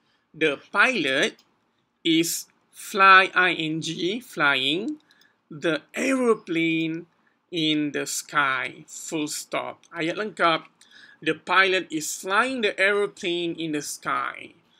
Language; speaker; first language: English; non-native, local second language; Malay